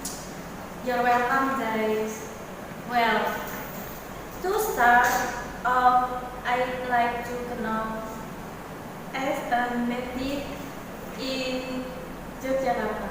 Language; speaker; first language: English; non-native, learner; Indonesian